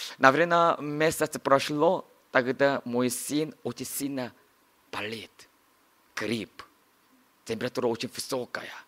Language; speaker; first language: Russian; non-native, learner; Korean